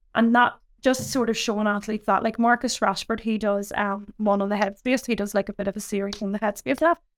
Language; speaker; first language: English; native; English